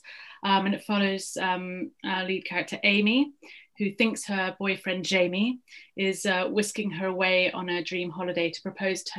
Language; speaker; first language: English; native; English